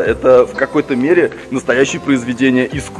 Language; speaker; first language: Russian; native; Russian